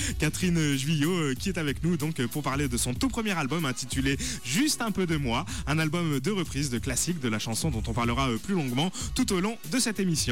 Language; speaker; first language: French; native; French